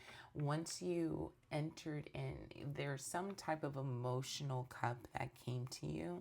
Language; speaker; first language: English; native; English